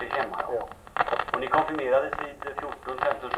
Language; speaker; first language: Swedish; native; Swedish